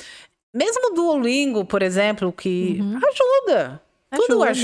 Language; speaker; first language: Portuguese; non-native, fluent; Dutch